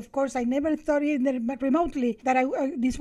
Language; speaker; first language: English; non-native, fluent; Spanish